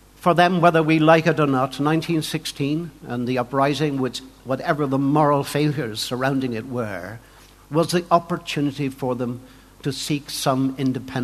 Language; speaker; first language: English; native; English